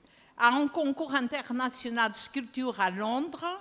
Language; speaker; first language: French; non-native, fluent; Portuguese